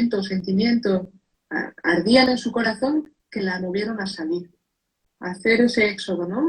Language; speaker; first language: Spanish; native; Spanish